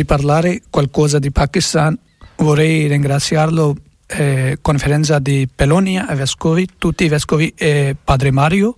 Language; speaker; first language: Italian; non-native, learner; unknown